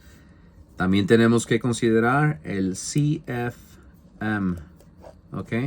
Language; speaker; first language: Spanish; native; Spanish